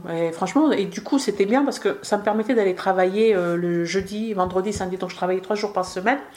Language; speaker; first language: French; early bilingual, other home language; Arabic